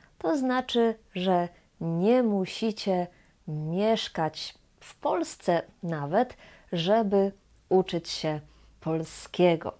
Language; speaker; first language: Polish; native; Polish